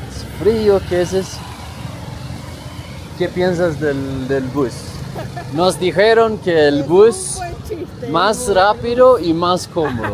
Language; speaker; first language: Spanish; non-native, fluent; Swedish